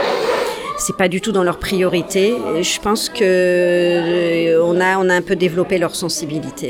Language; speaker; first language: French; native; French